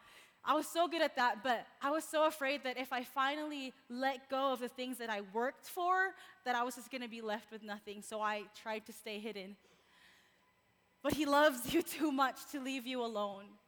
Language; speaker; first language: English; non-native, local second language; Filipino